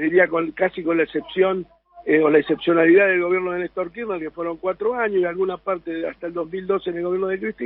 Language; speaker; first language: Spanish; native; Spanish